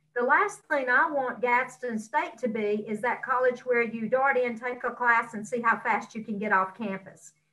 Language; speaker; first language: English; native; English